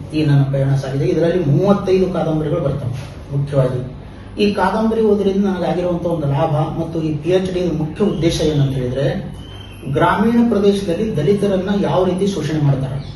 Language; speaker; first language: Kannada; non-native, local second language; Lambadi